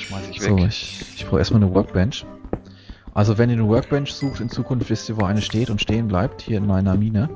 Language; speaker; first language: German; native; German